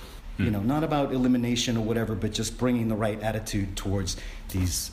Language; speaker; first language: English; native; English